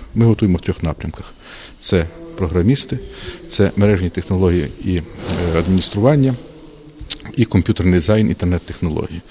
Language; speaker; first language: Ukrainian; native; Ukrainian